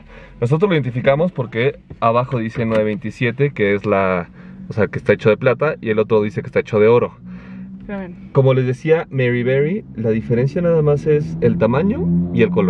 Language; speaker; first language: Spanish; native; Spanish